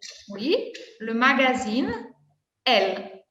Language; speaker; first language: French; non-native, fluent; Spanish